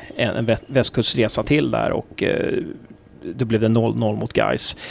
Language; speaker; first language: Swedish; native; Swedish